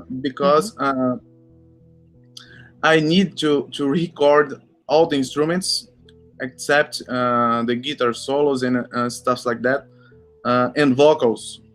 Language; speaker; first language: English; non-native, learner; Portuguese